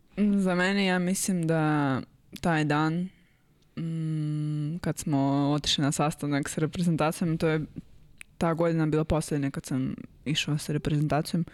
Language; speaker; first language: Serbian; non-native, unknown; Russian